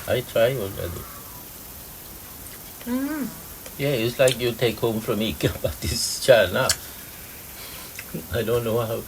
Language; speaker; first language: English; non-native, learner; Swedish